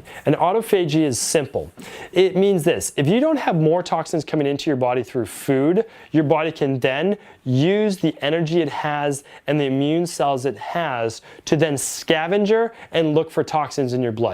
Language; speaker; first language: English; native; English